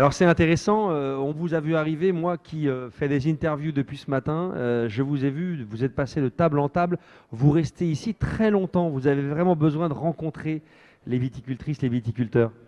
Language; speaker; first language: French; native; French